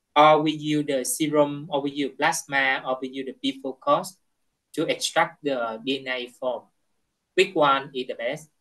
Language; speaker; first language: English; non-native, fluent; Vietnamese